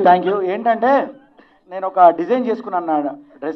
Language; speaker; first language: Telugu; native; Telugu